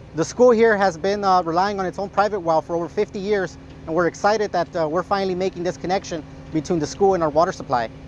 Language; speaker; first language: English; early bilingual, other home language; Spanish